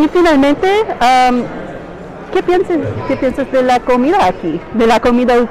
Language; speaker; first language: Spanish; non-native, learner; English